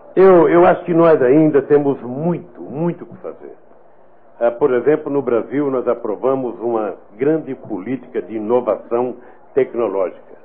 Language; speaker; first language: Portuguese; native; Portuguese